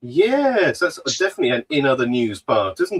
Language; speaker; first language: English; native; English